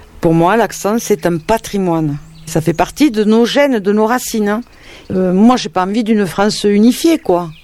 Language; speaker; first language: French; native; French